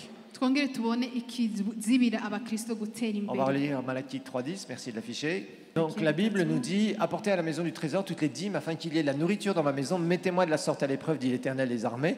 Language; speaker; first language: French; native; French